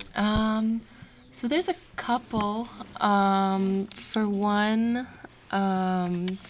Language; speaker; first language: English; native; English